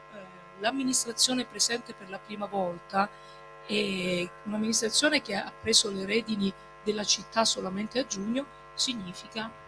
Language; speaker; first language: Italian; native; Italian